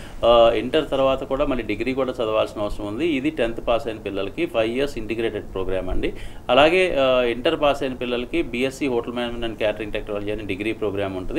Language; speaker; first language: Telugu; native; Telugu